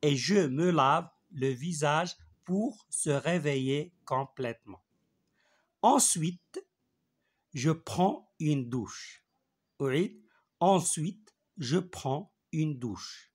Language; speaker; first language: French; non-native, local second language; Arabic